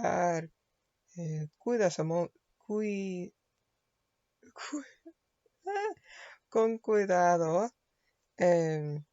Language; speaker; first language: Spanish; non-native, learner; English